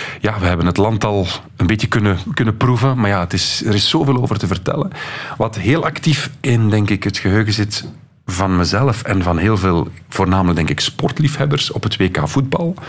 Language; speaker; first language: Dutch; native; Dutch